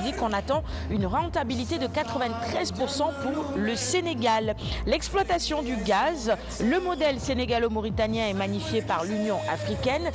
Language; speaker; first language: French; non-native, local second language; Wolof